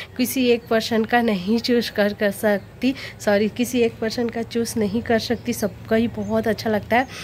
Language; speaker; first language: Hindi; native; Hindi